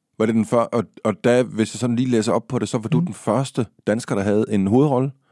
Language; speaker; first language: Danish; native; Danish